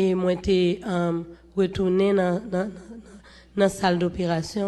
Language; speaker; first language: French; non-native, local second language; Haitian Creole